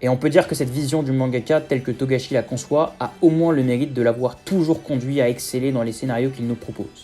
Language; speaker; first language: French; native; French